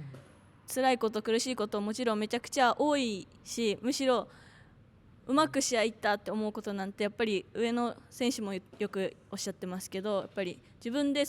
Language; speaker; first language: Japanese; native; Japanese